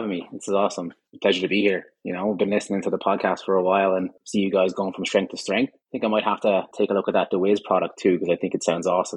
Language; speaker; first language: English; native; English